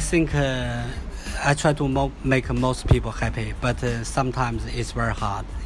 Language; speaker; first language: English; non-native, fluent; Chinese